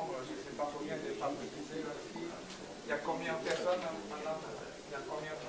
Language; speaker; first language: French; non-native, fluent; Chinese